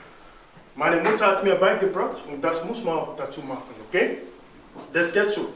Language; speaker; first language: German; non-native, fluent; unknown